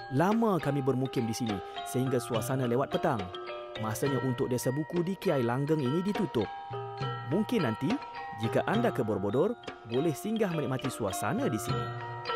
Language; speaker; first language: Malay; native; Malay